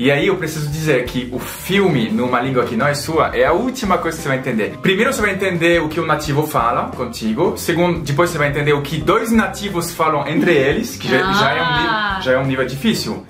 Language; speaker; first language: Portuguese; non-native, fluent; French